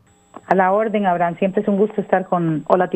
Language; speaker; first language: Spanish; native; Spanish